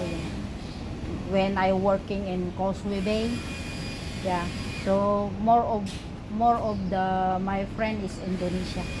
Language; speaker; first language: English; non-native, local second language; Filipino